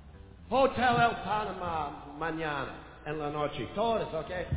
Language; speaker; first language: Spanish; non-native, learner; English